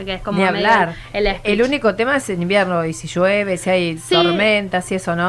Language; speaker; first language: Spanish; native; Spanish